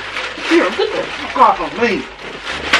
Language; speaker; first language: English; native; English